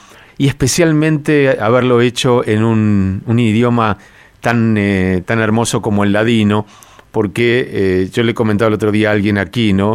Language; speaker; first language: Spanish; native; Spanish